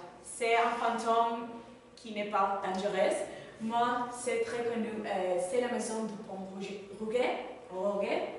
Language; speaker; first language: French; non-native, learner; Spanish